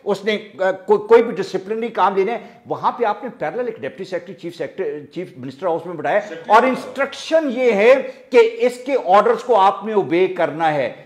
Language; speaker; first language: Urdu; native; Urdu